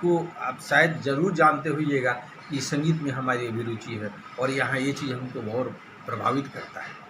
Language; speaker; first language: Hindi; native; Hindi